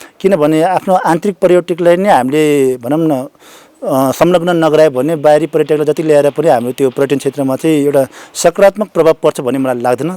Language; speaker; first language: Nepali; non-native, local second language; Sherpa